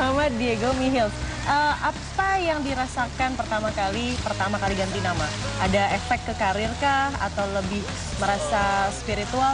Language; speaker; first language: Indonesian; native; Indonesian